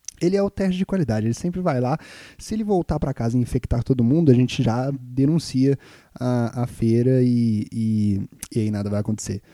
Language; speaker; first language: Portuguese; native; Portuguese